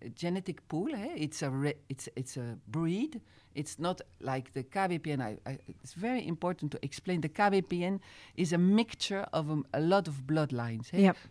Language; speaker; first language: English; non-native, fluent; Dutch